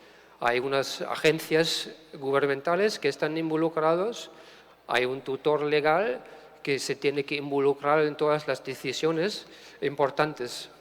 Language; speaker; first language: Spanish; non-native, fluent; German